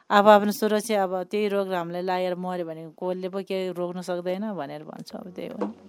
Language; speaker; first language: Nepali; non-native, local second language; Eastern Tamang